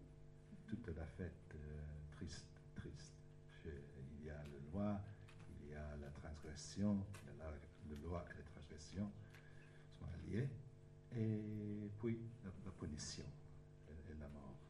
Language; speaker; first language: French; non-native, learner; English